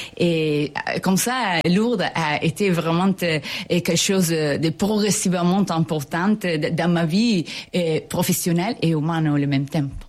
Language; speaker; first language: French; non-native, fluent; Italian